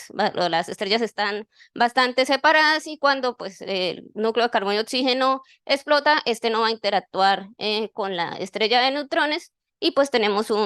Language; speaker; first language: Spanish; native; Spanish